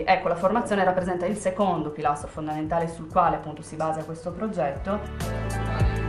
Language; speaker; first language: Italian; native; Italian